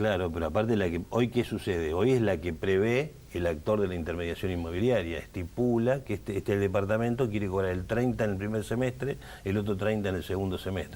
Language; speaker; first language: Spanish; native; Spanish